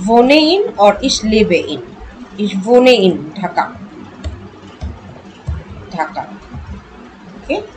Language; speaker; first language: German; non-native, learner; Bangla